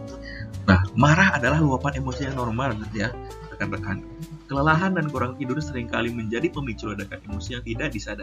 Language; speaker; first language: Indonesian; native; Indonesian